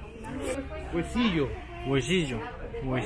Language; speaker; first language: Spanish; non-native, learner; Japanese